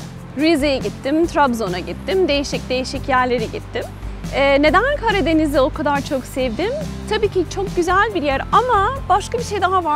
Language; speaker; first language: Turkish; non-native, fluent; English